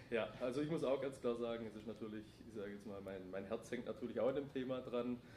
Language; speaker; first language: German; native; German